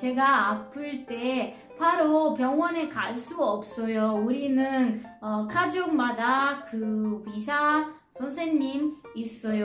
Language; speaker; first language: Korean; non-native, learner; Italian